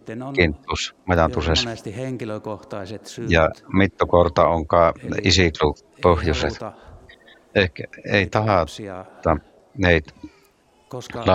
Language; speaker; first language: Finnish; non-native, learner; Estonian